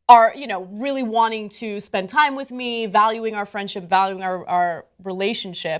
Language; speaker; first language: English; native; English